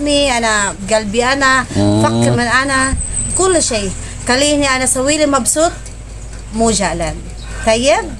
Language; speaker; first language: Arabic; non-native, learner; Filipino